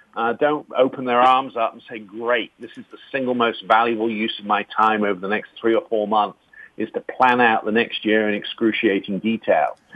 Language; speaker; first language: English; native; English